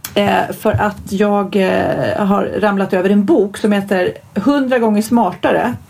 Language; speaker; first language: Swedish; native; Swedish